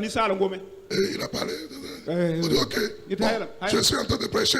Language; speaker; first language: French; non-native, local second language; Fon